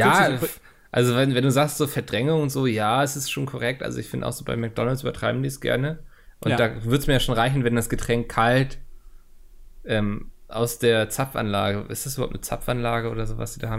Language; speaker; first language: German; native; German